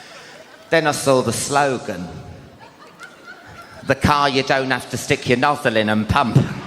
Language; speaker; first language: English; native; English